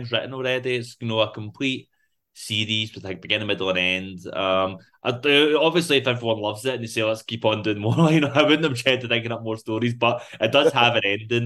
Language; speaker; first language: English; native; English